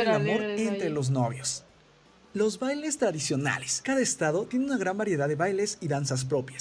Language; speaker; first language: Spanish; native; Spanish